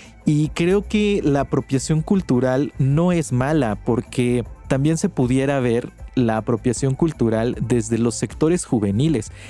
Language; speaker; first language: Spanish; native; Spanish